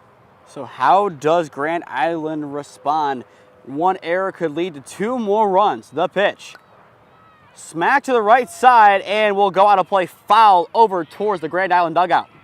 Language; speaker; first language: English; native; English